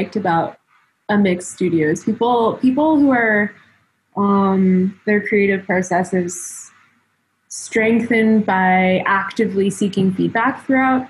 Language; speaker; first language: English; native; English